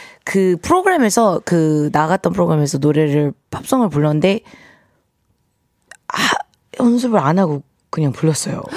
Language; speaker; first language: Korean; early bilingual, heritage; Korean